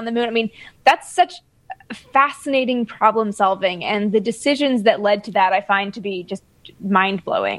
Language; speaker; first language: English; native; English